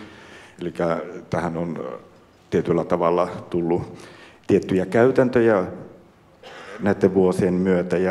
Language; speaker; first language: Finnish; native; Finnish